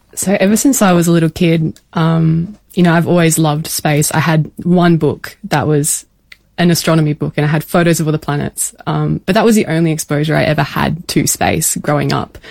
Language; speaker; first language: English; native; English